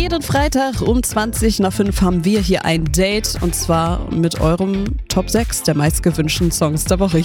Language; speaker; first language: German; native; German